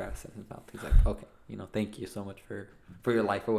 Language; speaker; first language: English; non-native, fluent; Spanish